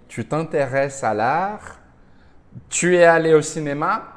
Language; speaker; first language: French; non-native, fluent; Portuguese